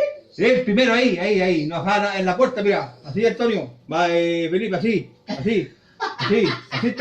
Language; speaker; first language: Spanish; native; Spanish